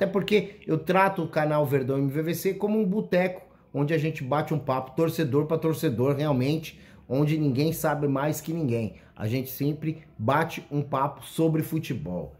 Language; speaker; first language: Portuguese; native; Portuguese